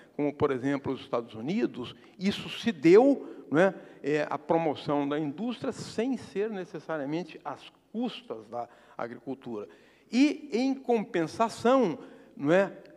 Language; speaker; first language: Portuguese; native; Portuguese